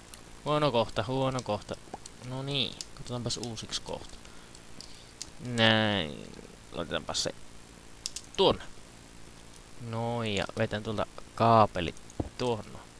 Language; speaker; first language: Finnish; native; Finnish